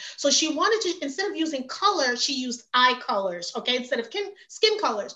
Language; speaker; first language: English; native; English